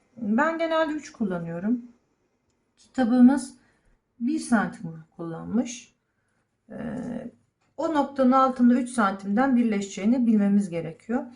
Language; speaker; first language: Turkish; native; Turkish